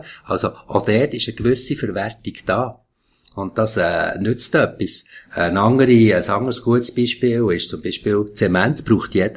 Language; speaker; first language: German; native; German